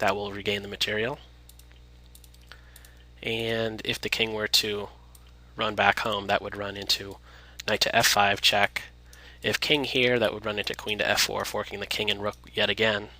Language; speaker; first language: English; native; English